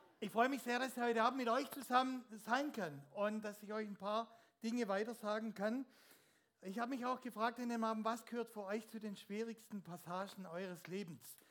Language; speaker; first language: German; native; German